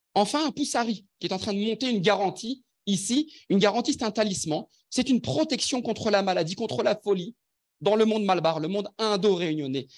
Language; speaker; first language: French; non-native, local second language; Arabic